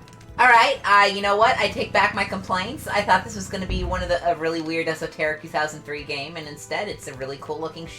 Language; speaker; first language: English; native; English